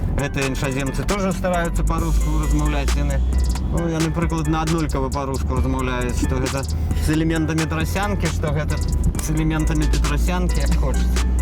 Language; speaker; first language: Belarusian; native; Belarusian